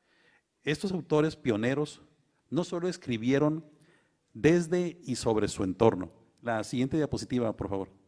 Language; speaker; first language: Spanish; native; Spanish